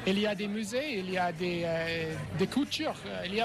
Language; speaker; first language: French; non-native, fluent; English